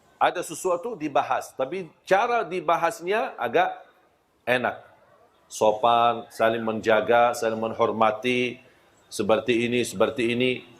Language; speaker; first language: Malay; non-native, fluent; Arabic